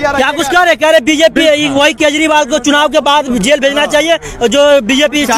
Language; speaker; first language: Hindi; native; Hindi